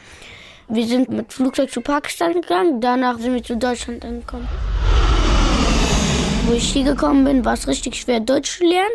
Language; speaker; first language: German; early bilingual, other home language; Pashto